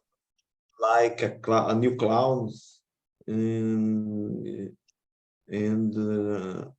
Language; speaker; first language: English; non-native, learner; Portuguese